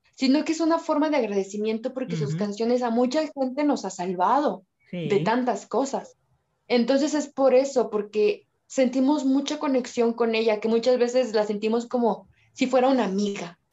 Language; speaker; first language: Spanish; native; Spanish